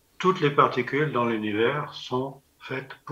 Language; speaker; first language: French; native; French